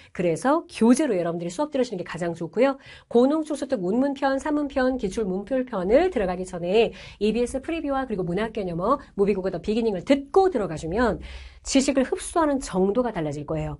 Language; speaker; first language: Korean; native; Korean